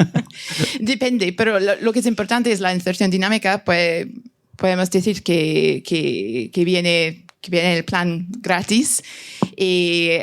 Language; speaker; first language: Spanish; non-native, fluent; French